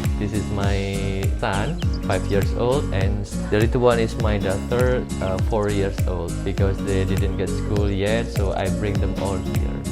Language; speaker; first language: English; non-native, learner; Indonesian